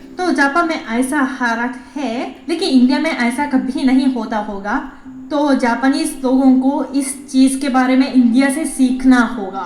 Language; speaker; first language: Hindi; non-native, fluent; Japanese